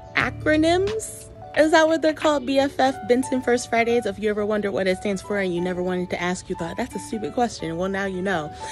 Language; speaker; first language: English; native; English